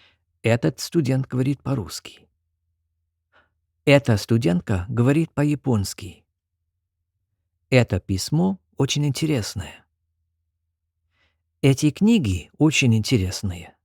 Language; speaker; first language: Russian; non-native, fluent; English